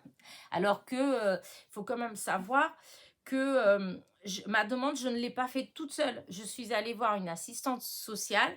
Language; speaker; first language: French; native; French